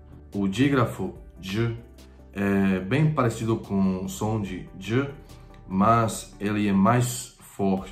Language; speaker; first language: Portuguese; non-native, fluent; Croatian